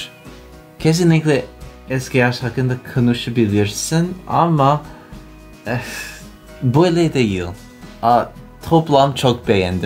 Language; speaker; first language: Turkish; non-native, learner; English